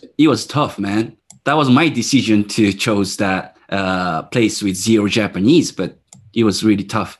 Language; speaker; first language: English; non-native, fluent; Japanese